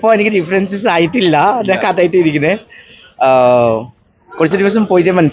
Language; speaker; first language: Malayalam; non-native, fluent; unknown